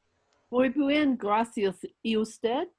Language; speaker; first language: Spanish; non-native, learner; English